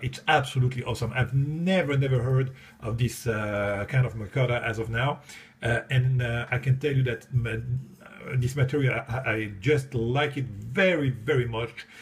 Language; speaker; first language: English; non-native, fluent; French